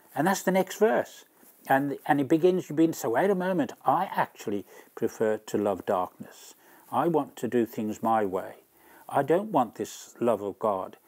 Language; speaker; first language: English; native; English